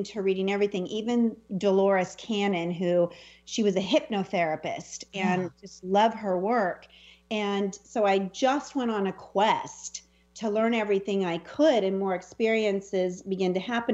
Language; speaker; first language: English; native; English